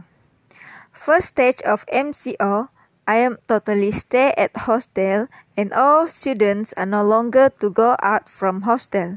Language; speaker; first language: English; non-native, local second language; Malay